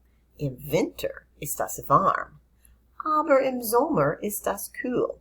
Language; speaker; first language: German; non-native, fluent; English